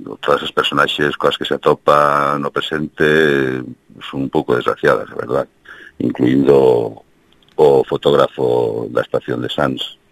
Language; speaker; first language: Galician; early bilingual, heritage; Galician